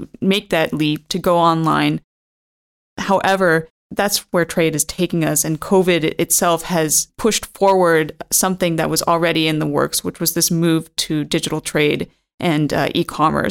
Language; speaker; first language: English; native; English